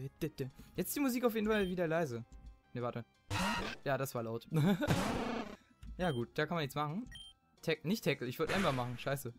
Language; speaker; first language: German; native; German